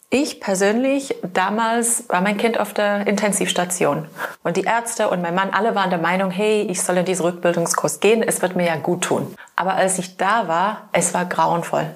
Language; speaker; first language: German; non-native, fluent; English